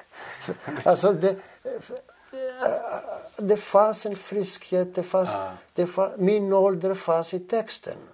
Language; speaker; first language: Swedish; non-native, fluent; Greek